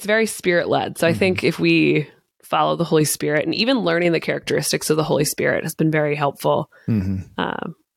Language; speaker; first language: English; native; English